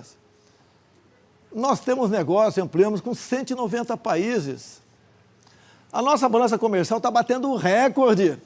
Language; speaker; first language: Portuguese; native; Portuguese